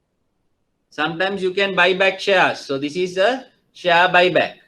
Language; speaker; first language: English; non-native, local second language; Sinhala